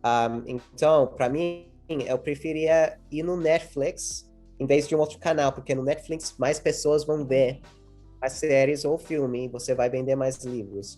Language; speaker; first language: Portuguese; early bilingual, heritage; English